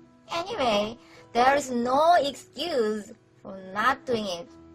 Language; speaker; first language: English; non-native, fluent; Korean